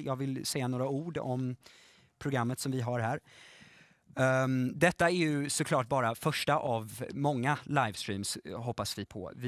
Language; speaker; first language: Swedish; native; Swedish